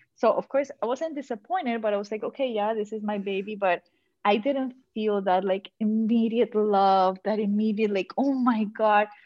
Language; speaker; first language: English; non-native, fluent; Spanish